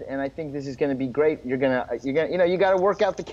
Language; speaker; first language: English; native; English